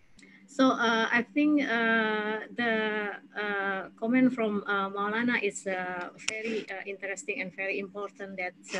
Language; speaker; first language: English; non-native, fluent; Indonesian